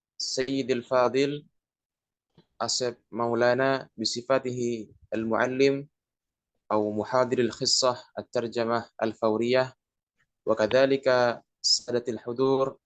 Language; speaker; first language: Arabic; non-native, learner; Indonesian